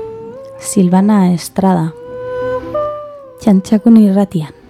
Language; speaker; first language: Basque; non-native, learner; Spanish